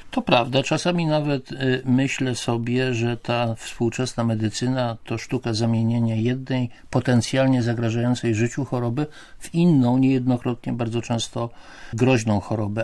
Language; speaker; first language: Polish; native; Polish